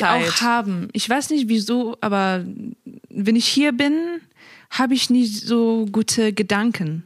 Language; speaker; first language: German; non-native, fluent; Persian